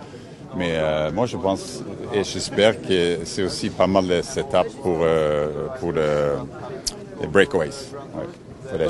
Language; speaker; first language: French; non-native, fluent; Norwegian